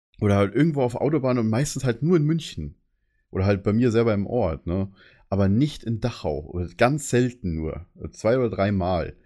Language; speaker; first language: German; native; German